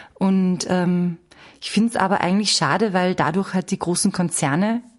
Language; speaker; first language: German; native; German